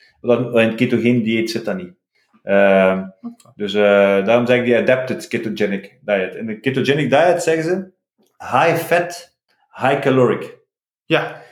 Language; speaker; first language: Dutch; native; Dutch